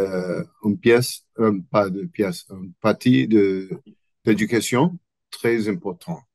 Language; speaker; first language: French; non-native, learner; English